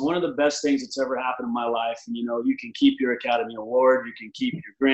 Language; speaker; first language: English; native; English